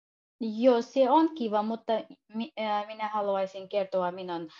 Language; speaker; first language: Finnish; non-native, learner; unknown